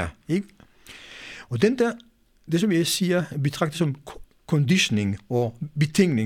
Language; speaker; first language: Danish; non-native, fluent; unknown